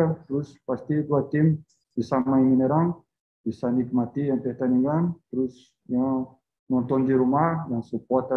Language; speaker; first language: Indonesian; non-native, fluent; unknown